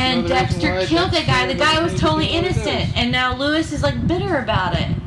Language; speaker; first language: English; native; English